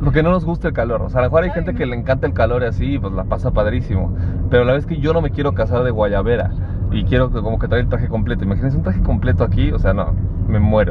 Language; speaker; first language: Spanish; native; Spanish